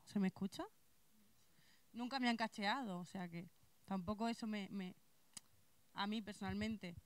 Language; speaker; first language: Spanish; native; Spanish